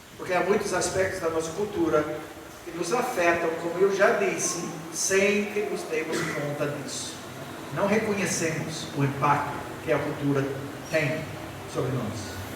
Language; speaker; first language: Portuguese; non-native, fluent; English